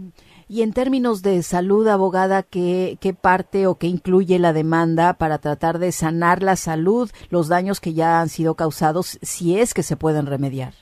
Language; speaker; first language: Spanish; native; Spanish